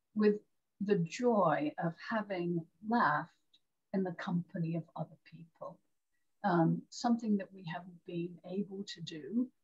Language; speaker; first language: English; native; English